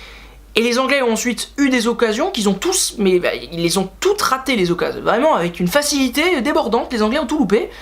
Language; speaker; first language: French; native; French